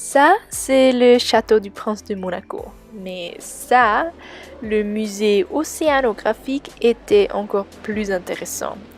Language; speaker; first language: French; non-native, local second language; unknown